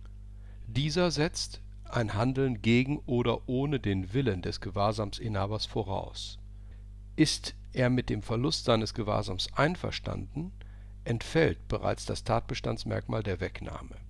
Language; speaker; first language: German; native; German